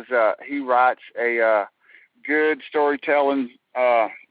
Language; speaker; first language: English; native; English